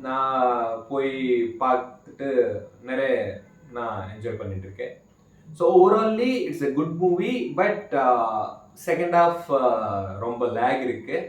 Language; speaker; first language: Tamil; non-native, learner; Malayalam